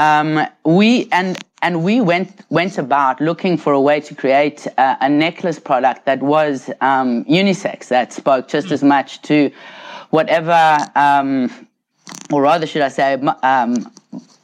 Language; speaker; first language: English; native; English